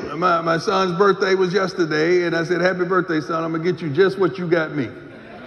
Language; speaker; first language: English; native; English